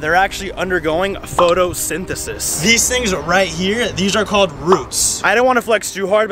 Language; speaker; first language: English; native; English